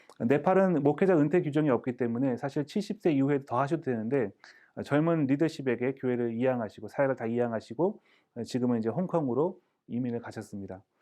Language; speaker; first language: Korean; native; Korean